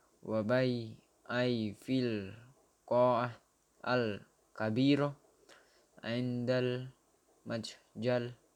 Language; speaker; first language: Arabic; non-native, learner; Indonesian